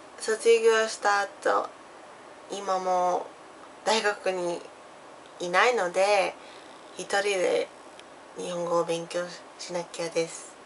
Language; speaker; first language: Japanese; non-native, fluent; English